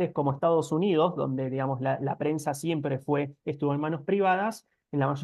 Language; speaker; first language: Spanish; native; Spanish